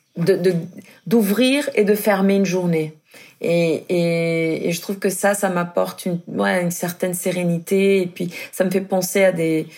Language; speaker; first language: French; non-native, fluent; Portuguese